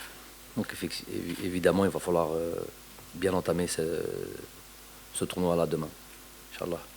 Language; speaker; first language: French; native; French